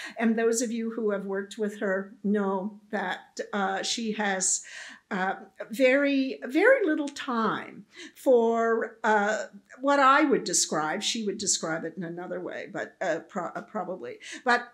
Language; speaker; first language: English; native; English